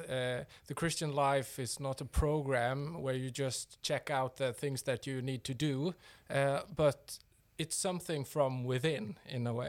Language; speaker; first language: English; non-native, fluent; Norwegian